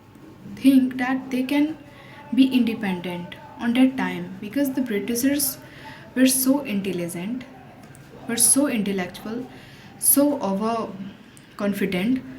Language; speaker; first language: English; non-native, local second language; Hindi